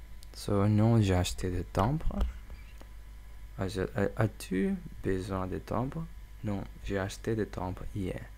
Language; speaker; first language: French; non-native, learner; English